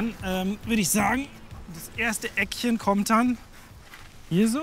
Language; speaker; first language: German; native; German